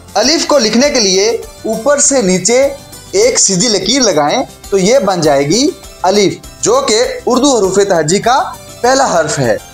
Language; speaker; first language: Urdu; native; Urdu